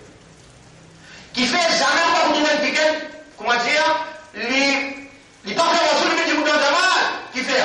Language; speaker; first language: French; non-native, local second language; Morisyen